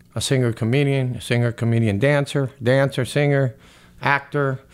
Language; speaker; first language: English; early bilingual, other home language; Spanish